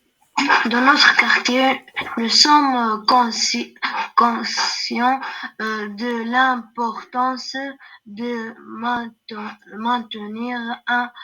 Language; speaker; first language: French; non-native, learner; Arabic